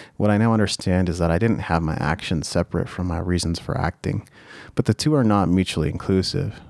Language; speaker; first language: English; early bilingual, other home language; Japanese